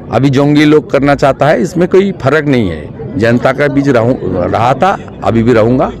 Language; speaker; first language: Hindi; non-native, local second language; Bangla